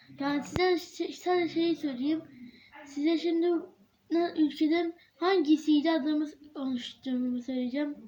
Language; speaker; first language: Turkish; early bilingual, heritage; Turkish